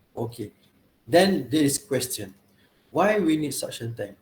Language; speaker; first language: English; non-native, local second language; Malay